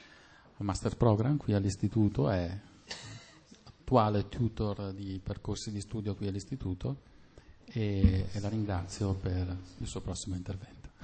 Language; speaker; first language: Italian; native; Italian